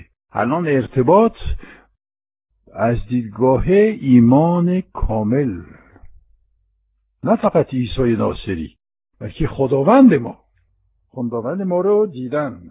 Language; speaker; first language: Persian; non-native, fluent; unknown